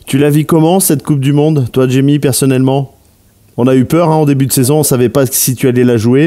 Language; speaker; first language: French; native; French